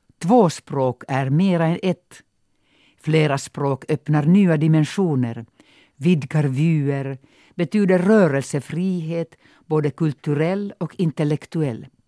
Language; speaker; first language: Swedish; non-native, local second language; Finnish